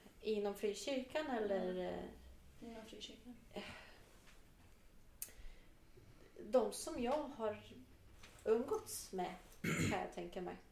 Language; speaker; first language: Swedish; non-native, fluent; Portuguese